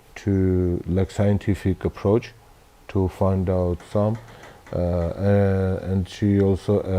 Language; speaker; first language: English; non-native, learner; Armenian